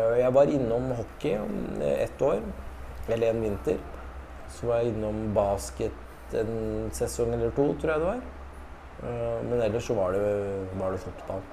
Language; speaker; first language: Norwegian; early bilingual, other home language; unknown